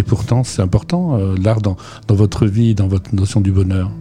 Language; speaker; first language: French; native; French